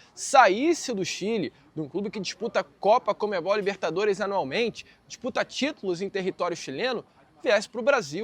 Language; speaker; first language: Portuguese; native; Portuguese